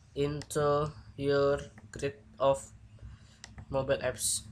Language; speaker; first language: English; non-native, learner; Indonesian